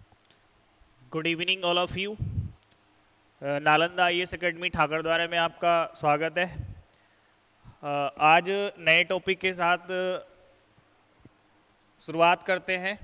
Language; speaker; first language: Hindi; native; Hindi